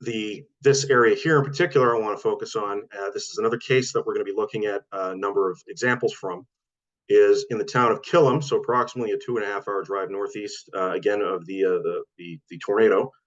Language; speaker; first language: English; native; English